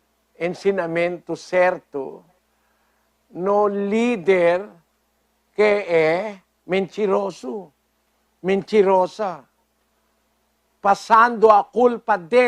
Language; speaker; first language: Portuguese; non-native, fluent; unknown